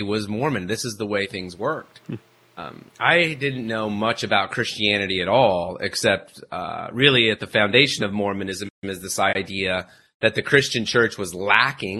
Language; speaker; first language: English; native; English